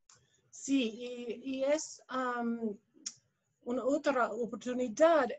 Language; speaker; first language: Spanish; non-native, learner; English